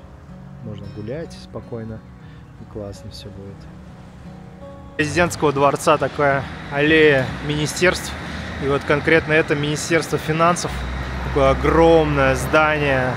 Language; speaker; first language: Russian; native; Russian